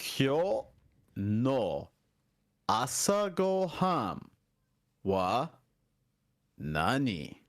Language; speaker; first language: Japanese; non-native, learner; English